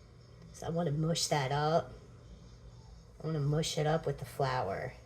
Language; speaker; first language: English; native; English